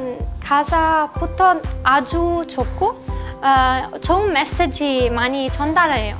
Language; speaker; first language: Korean; non-native, fluent; Italian